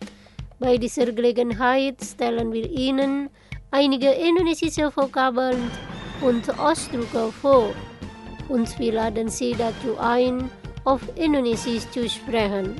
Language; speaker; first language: German; non-native, fluent; Indonesian